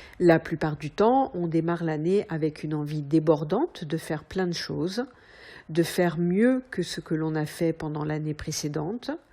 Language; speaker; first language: French; native; French